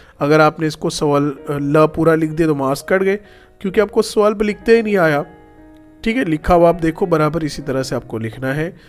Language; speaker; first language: Urdu; native; Urdu